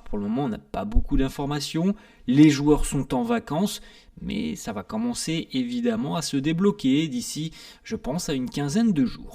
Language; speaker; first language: French; native; French